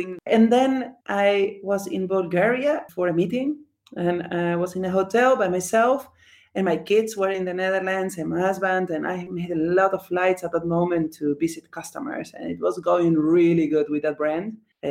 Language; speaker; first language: English; non-native, fluent; Spanish